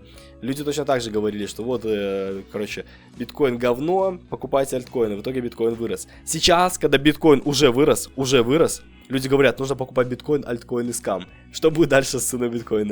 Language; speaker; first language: Russian; native; Russian